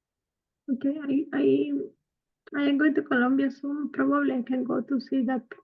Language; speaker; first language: English; non-native, fluent; Spanish